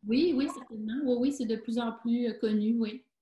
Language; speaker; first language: French; native; French